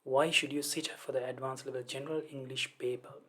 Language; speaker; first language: English; non-native, local second language; Sinhala